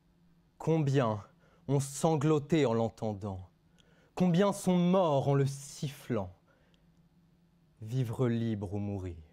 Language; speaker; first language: French; native; French